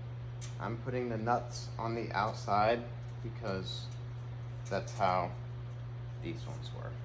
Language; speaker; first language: English; native; English